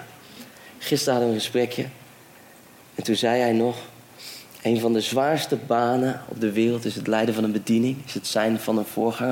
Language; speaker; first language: Dutch; native; Dutch